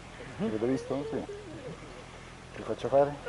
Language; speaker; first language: Italian; native; Italian